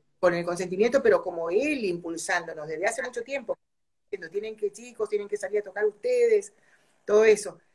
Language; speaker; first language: Spanish; native; Spanish